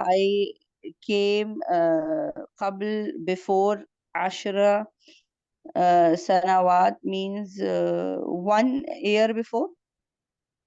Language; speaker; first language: English; non-native, learner; Arabic